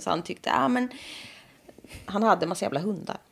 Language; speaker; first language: Swedish; native; Swedish